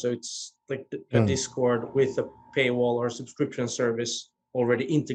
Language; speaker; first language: English; non-native, fluent; Swedish